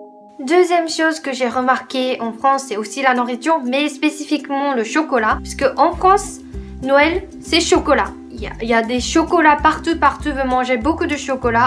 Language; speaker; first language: French; non-native, fluent; Japanese